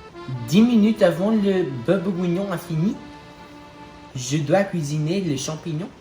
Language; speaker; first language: French; non-native, learner; English